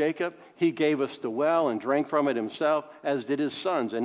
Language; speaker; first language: English; native; English